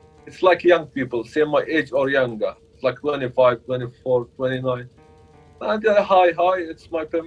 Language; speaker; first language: English; non-native, learner; Arabic